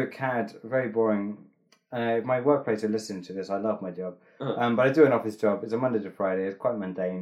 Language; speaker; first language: English; native; English